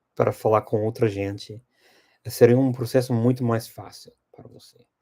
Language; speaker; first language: Portuguese; non-native, fluent; English